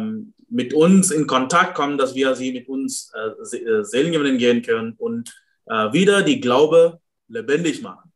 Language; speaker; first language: German; non-native, fluent; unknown